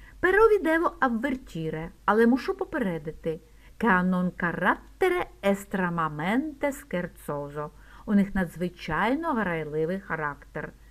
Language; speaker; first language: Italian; non-native, fluent; Ukrainian